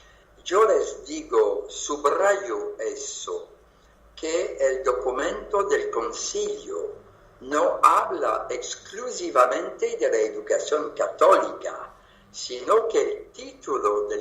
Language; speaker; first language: Spanish; non-native, fluent; French